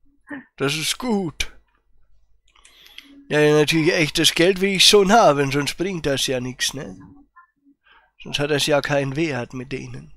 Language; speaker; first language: German; native; German